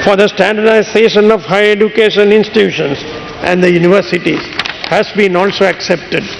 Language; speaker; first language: English; non-native, local second language; Sinhala